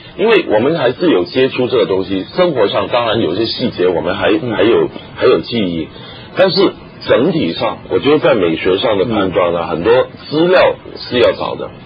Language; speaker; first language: Chinese; non-native, local second language; Cantonese